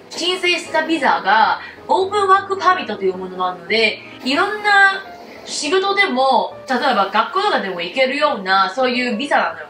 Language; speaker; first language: Japanese; non-native, fluent; Cantonese